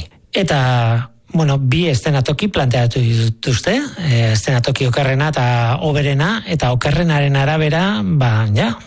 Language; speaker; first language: Basque; native; Basque